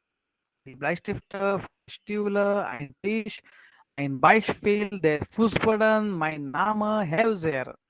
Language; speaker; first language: German; non-native, fluent; Marathi